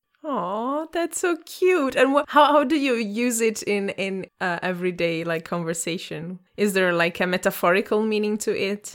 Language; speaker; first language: English; non-native, fluent; Italian